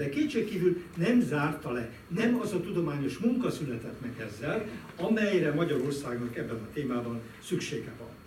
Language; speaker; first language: Hungarian; native; Hungarian